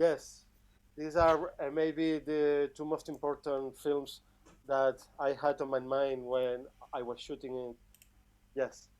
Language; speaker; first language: English; non-native, fluent; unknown